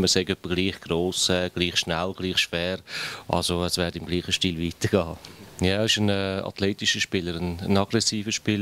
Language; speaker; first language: German; native; German